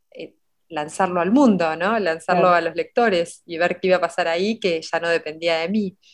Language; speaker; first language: Spanish; native; Spanish